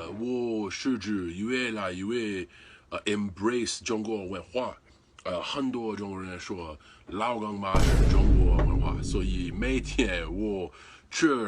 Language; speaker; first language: Chinese; non-native, learner; English